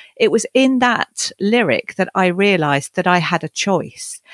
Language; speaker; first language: English; native; English